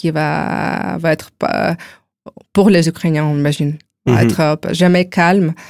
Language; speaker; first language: French; non-native, fluent; Ukrainian